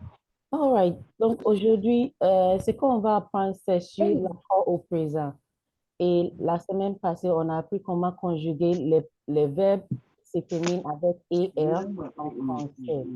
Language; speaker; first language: French; non-native, fluent; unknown